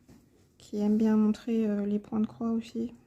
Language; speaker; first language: French; native; French